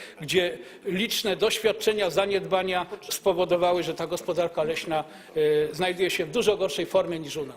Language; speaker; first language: Polish; native; Polish